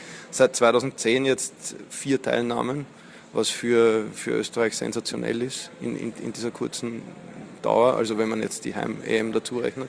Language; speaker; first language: German; native; German